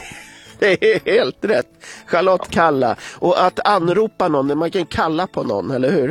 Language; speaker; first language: Swedish; native; Swedish